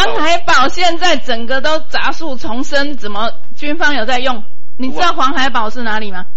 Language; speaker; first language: Chinese; non-native, local second language; Min Nan Chinese